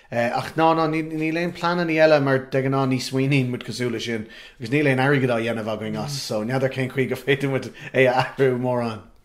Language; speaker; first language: Irish; non-native, local second language; English